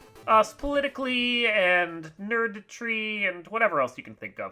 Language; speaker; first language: English; native; English